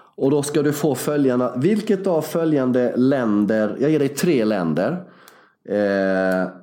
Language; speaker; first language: Swedish; early bilingual, other home language; Bosnian